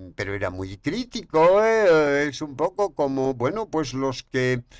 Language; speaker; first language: Spanish; non-native, fluent; French